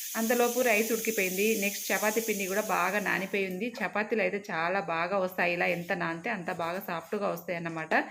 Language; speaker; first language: Telugu; non-native, local second language; Lambadi